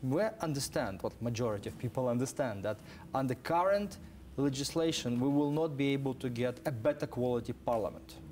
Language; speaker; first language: English; non-native, fluent; Ukrainian